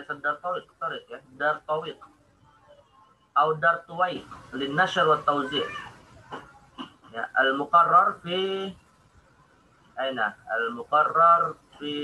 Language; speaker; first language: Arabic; non-native, fluent; Indonesian